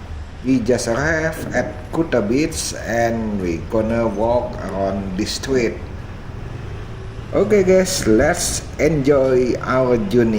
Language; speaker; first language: English; non-native, fluent; Indonesian